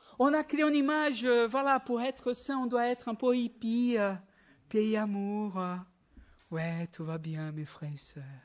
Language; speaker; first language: French; non-native, fluent; Portuguese